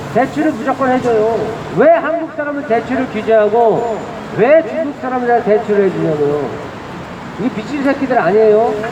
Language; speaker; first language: Korean; native; Korean